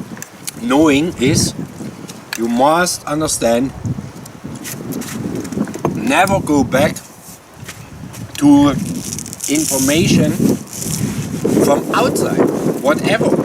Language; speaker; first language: English; non-native, learner; German